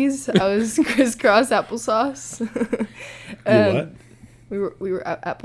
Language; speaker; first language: English; early bilingual, other home language; Spanish